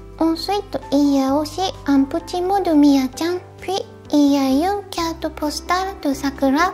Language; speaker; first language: French; non-native, fluent; Japanese